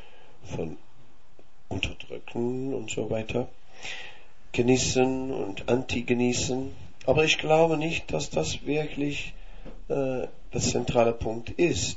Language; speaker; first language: German; non-native, fluent; Dutch